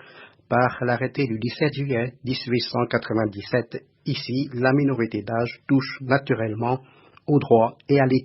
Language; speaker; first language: French; non-native, fluent; Khmer